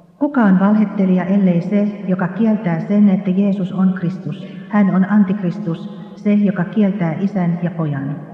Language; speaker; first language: Finnish; native; Finnish